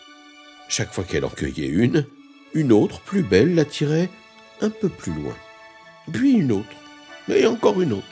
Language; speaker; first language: French; native; French